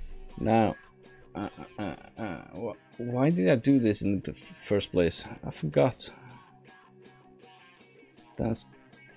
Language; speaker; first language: English; non-native, fluent; Norwegian